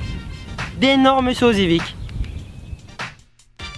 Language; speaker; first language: French; native; French